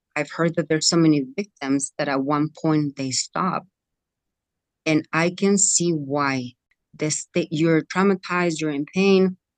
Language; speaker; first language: English; non-native, fluent; Spanish